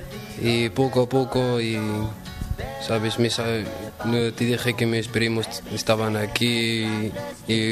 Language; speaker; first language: Spanish; non-native, fluent; Arabic